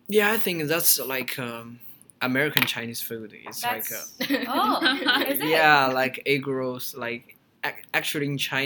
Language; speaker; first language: English; non-native, learner; Chinese